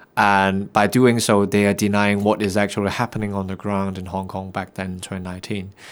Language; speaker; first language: English; non-native, local second language; Cantonese